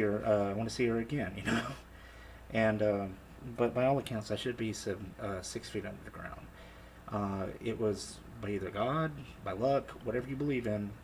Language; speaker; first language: English; native; English